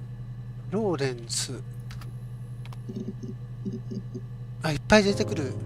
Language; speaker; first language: Japanese; native; Japanese